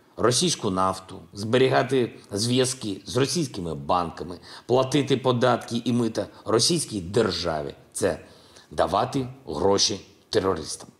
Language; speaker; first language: Ukrainian; non-native, local second language; Russian